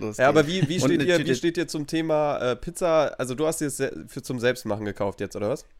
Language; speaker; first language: German; native; German